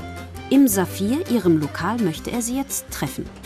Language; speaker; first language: German; native; German